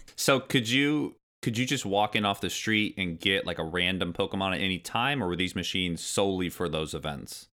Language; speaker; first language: English; native; English